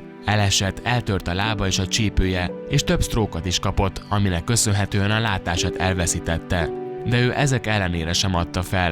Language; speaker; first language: Hungarian; native; Hungarian